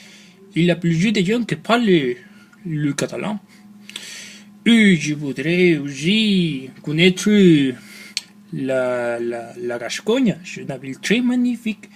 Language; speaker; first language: French; non-native, learner; Spanish